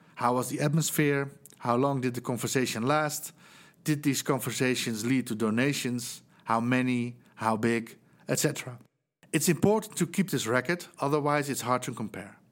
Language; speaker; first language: English; non-native, fluent; Dutch